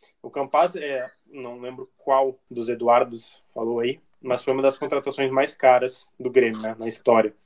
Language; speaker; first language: Portuguese; native; Portuguese